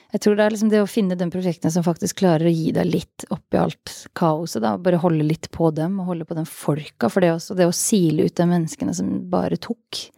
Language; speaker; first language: Norwegian; native; Norwegian